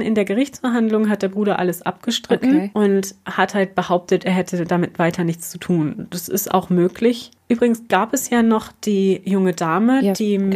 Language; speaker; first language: German; native; German